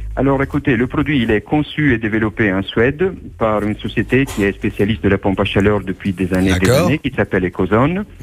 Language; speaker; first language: French; non-native, fluent; Italian